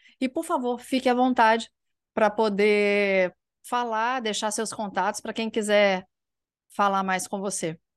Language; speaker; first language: Portuguese; native; Portuguese